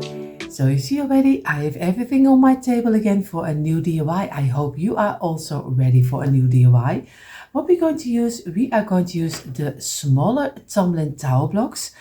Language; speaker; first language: English; non-native, fluent; Dutch